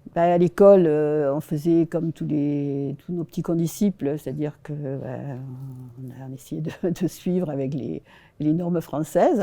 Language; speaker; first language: French; early bilingual, other home language; Spanish